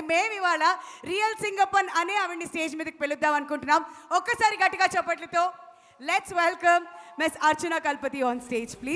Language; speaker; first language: Telugu; native; Telugu